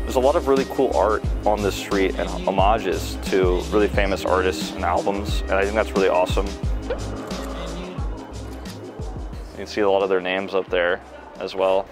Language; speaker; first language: English; native; English